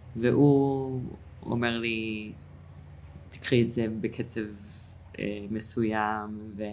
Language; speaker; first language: Hebrew; non-native, fluent; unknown